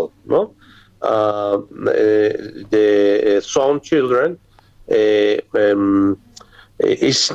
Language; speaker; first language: English; non-native, learner; Spanish